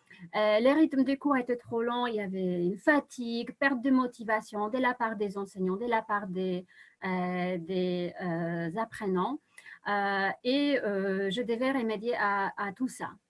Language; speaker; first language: French; non-native, fluent; Polish